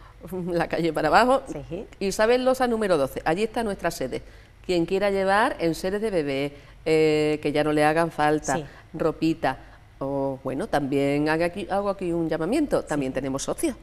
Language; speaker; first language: Spanish; native; Spanish